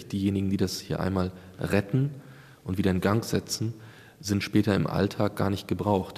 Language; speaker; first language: German; native; German